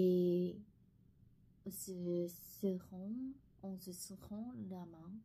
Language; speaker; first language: French; non-native, learner; Korean